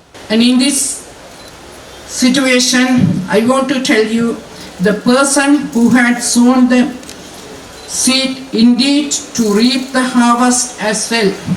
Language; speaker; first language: English; non-native, local second language; Tamil